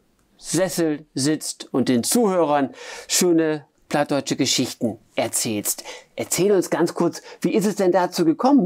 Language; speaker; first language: German; native; German